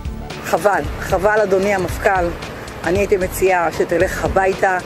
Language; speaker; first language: Hebrew; native; Hebrew